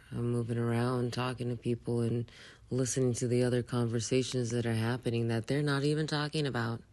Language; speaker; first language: English; native; English